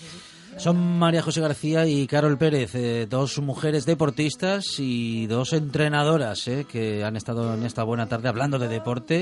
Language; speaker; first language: Spanish; native; Spanish